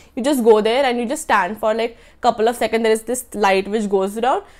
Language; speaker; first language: English; non-native, local second language; Marathi